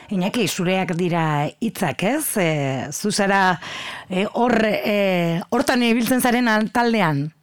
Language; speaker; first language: Basque; native; Basque